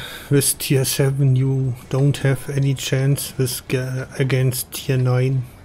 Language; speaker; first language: English; non-native, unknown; German